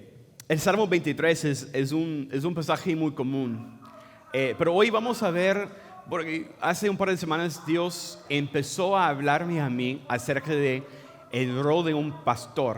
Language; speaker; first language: Spanish; non-native, fluent; English